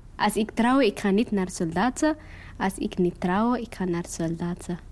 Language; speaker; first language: Dutch; non-native, learner; Tigrinya